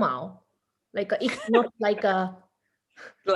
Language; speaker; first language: English; non-native, learner; Japanese